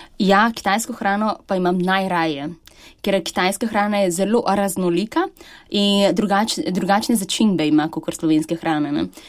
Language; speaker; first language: Slovenian; early bilingual, other home language; Chinese